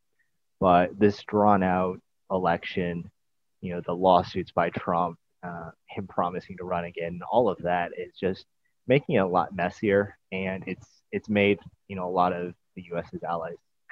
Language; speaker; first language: English; native; English